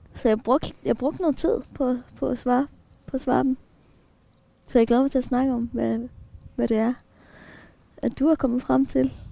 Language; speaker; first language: Danish; early bilingual, other home language; Arabic